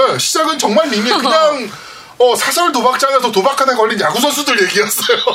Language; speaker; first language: Korean; native; Korean